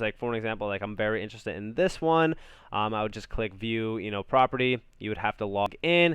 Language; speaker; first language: English; native; English